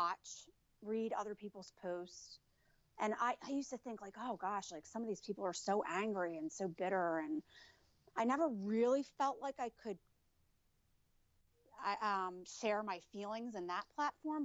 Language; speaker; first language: English; native; English